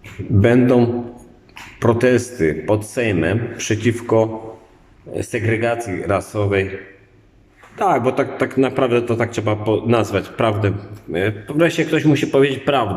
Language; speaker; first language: Polish; native; Polish